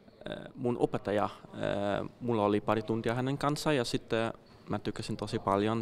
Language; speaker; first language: Finnish; non-native, fluent; Danish